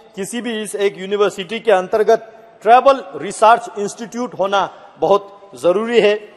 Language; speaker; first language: Hindi; native; Hindi